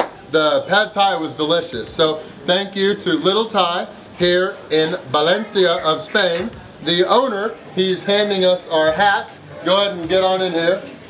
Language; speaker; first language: English; native; English